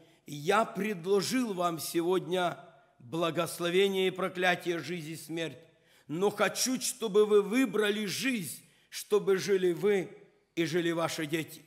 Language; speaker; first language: Russian; non-native, local second language; Ukrainian